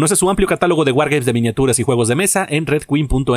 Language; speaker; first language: Spanish; native; Spanish